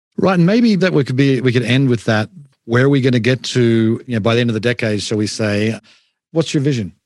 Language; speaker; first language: English; native; English